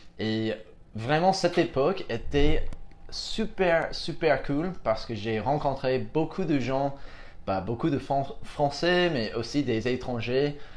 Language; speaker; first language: French; non-native, fluent; English